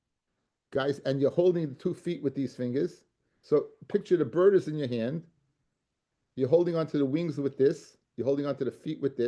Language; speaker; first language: English; native; English